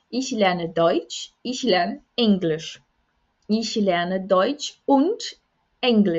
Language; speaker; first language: German; non-native, fluent; Portuguese